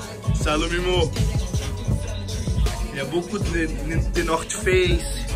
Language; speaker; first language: French; non-native, learner; Portuguese